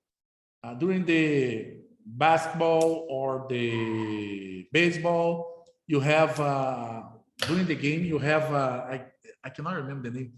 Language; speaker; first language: English; non-native, fluent; Portuguese